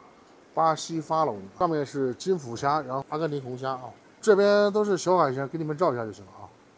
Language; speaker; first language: Chinese; native; Chinese